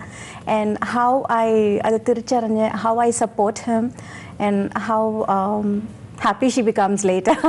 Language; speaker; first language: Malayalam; non-native, local second language; Tamil